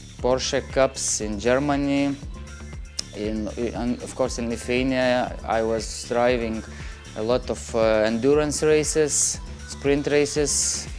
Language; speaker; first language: English; non-native, learner; Lithuanian